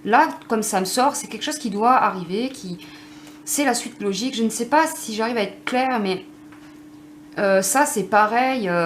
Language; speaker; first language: French; native; French